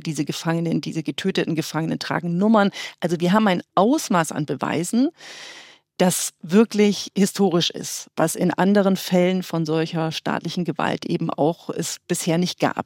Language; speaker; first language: German; native; German